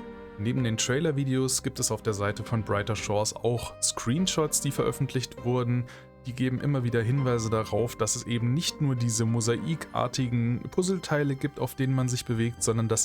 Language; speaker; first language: German; native; German